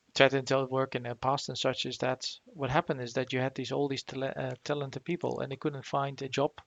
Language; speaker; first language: English; non-native, fluent; Dutch